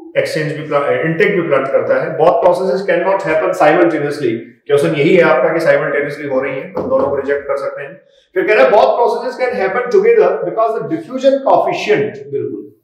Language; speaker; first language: Hindi; native; Hindi